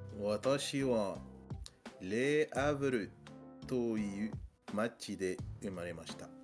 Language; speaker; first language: Japanese; non-native, learner; French